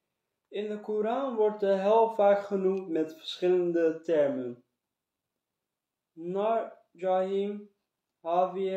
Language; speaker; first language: Dutch; early bilingual, other home language; Turkish